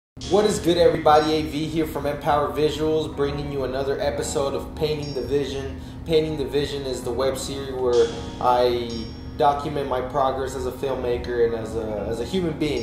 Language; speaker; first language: English; early bilingual, other home language; Spanish